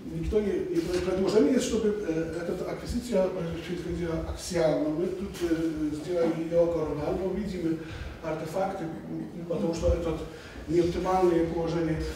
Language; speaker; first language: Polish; non-native, learner; Russian